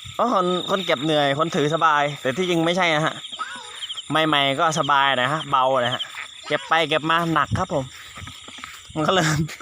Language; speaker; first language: Thai; native; Thai